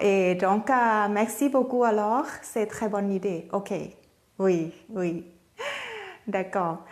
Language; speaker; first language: French; non-native, fluent; Thai